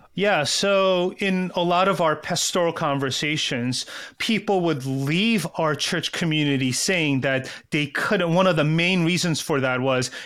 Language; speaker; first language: English; early bilingual, other home language; Korean